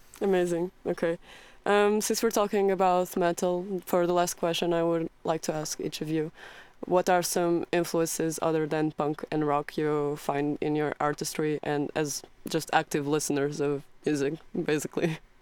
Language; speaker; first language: English; non-native, fluent; Portuguese